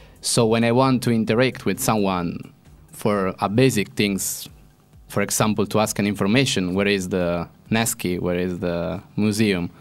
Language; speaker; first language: English; non-native, fluent; Italian